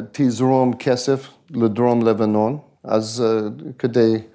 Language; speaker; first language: Hebrew; non-native, fluent; English